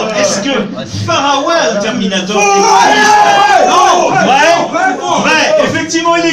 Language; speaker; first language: French; native; French